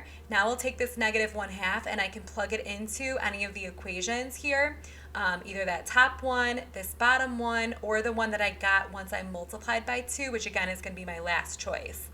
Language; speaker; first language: English; native; English